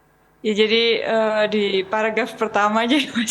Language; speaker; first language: Indonesian; native; Indonesian